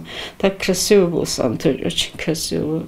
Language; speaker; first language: Russian; non-native, local second language; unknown